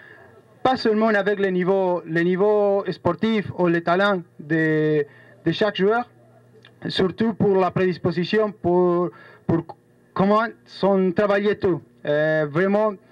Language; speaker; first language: French; non-native, fluent; Spanish